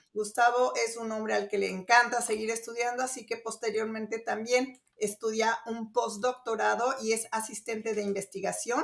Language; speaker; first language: Spanish; native; Spanish